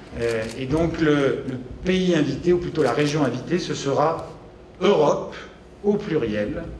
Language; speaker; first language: French; native; French